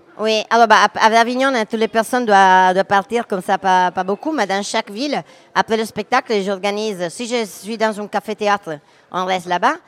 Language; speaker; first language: French; non-native, fluent; Italian